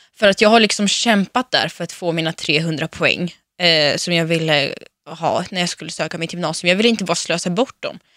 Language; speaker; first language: Swedish; early bilingual, other home language; Russian